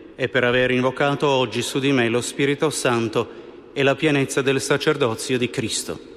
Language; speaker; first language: Italian; non-native, fluent; Slovenian